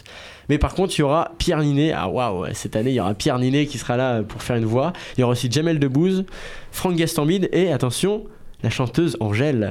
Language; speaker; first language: French; native; French